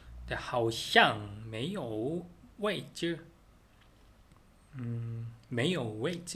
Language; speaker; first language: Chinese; non-native, learner; Korean